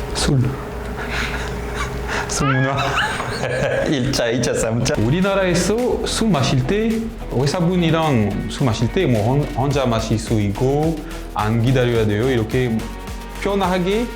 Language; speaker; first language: Korean; non-native, learner; French